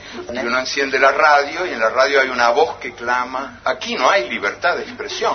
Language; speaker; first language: Spanish; native; Spanish